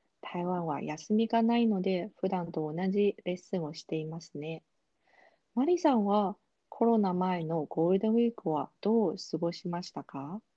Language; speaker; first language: Japanese; non-native, fluent; Chinese